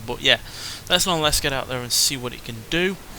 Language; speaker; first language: English; native; English